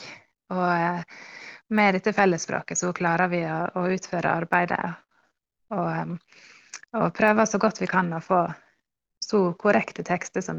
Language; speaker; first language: Norwegian; early bilingual, heritage; Norwegian